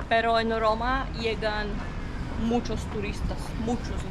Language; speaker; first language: Spanish; non-native, fluent; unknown